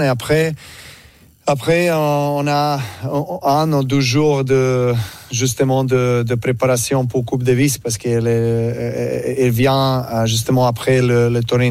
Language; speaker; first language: French; non-native, learner; Serbian